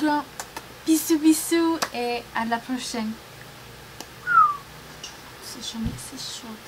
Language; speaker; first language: French; non-native, learner; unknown